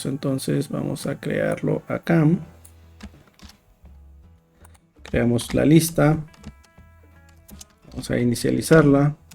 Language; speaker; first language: Spanish; native; Spanish